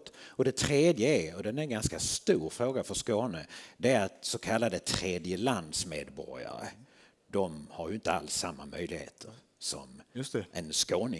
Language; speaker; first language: Swedish; native; Swedish